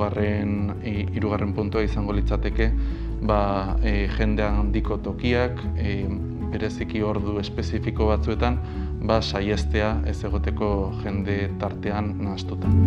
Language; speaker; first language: Basque; native; Basque